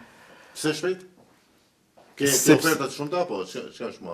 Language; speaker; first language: Albanian; native; Albanian